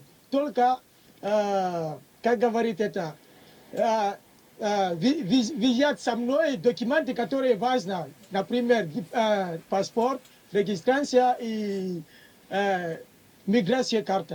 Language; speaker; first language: Russian; non-native, learner; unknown